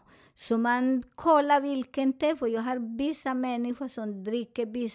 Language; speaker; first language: Swedish; non-native, learner; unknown